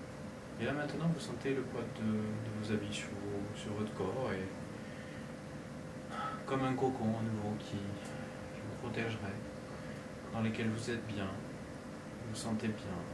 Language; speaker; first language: French; native; French